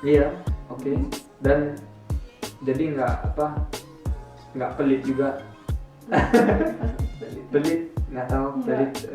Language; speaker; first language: Indonesian; early bilingual, heritage; Indonesian